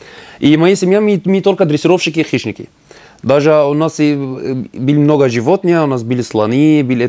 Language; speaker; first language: Russian; non-native, learner; Arabic